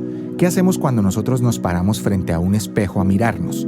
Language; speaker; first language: Spanish; native; Spanish